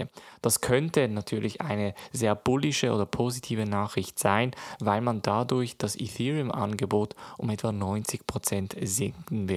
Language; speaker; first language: German; native; German